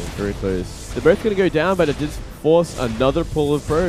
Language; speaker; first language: English; native; English